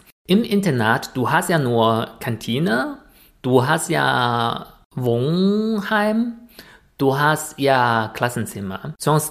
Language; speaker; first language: German; non-native, fluent; Chinese